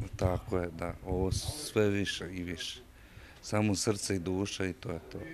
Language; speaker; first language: Serbian; native; Serbian